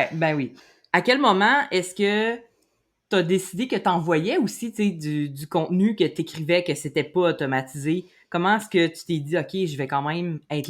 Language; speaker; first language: French; native; French